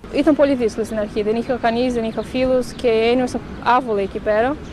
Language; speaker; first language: Greek; non-native, learner; Portuguese